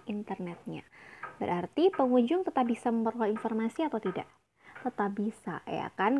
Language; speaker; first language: Indonesian; native; Indonesian